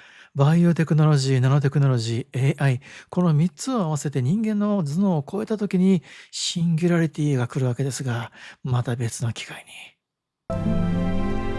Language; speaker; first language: Japanese; native; Japanese